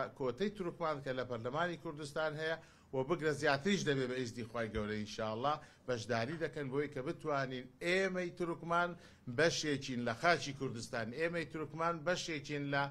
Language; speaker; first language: Central Kurdish; non-native, local second language; Azerbaijani